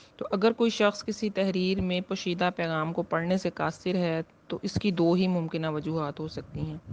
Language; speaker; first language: Urdu; non-native, local second language; Punjabi